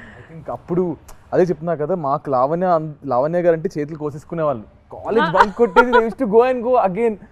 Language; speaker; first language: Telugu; native; Telugu